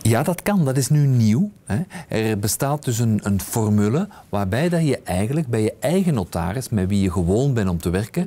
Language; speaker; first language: Dutch; native; Dutch